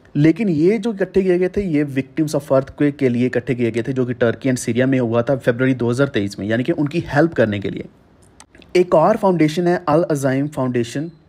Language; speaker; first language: Hindi; native; Hindi